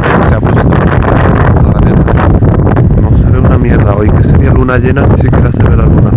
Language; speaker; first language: Spanish; native; Spanish